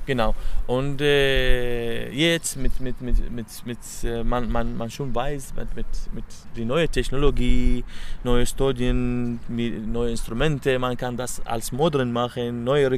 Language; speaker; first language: German; non-native, learner; Arabic